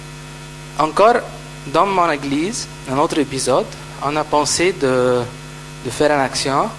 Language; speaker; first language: French; non-native, fluent; Arabic